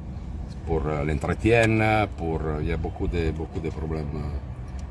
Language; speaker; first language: French; non-native, learner; Italian